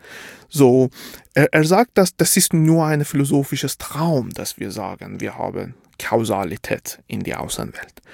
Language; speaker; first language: German; non-native, fluent; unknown